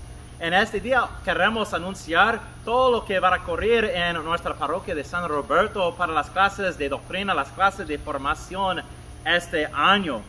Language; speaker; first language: Spanish; non-native, fluent; English